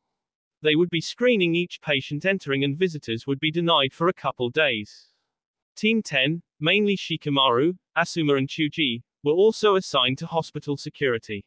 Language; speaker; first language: English; native; English